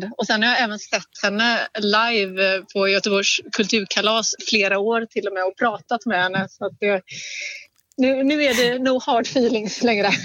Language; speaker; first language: Swedish; native; Swedish